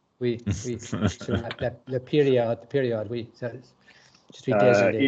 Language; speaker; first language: French; non-native, learner; English